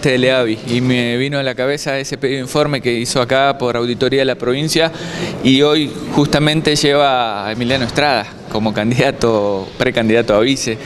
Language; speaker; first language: Spanish; native; Spanish